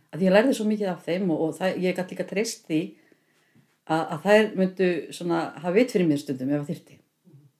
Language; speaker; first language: Icelandic; native; Icelandic